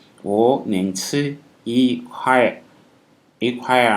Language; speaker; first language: Chinese; non-native, learner; English